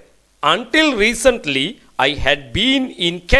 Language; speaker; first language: English; non-native, local second language; Sinhala